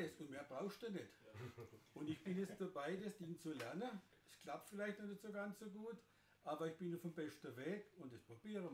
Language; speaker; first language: German; native; German